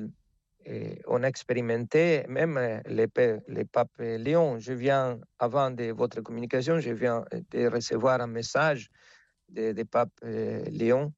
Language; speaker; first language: French; non-native, fluent; Spanish